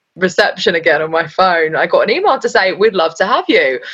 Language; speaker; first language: English; native; English